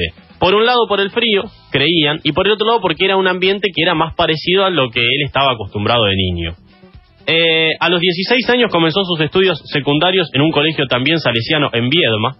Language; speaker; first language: Spanish; native; Spanish